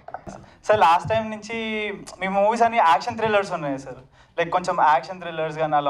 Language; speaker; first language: Telugu; native; Telugu